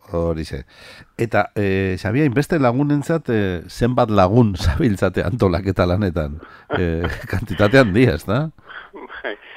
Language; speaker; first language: Basque; native; Basque